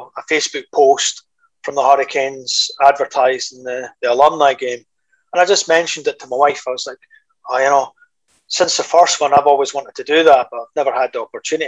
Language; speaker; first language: English; native; English